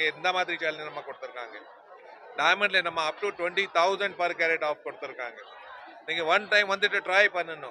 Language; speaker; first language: Tamil; non-native, learner; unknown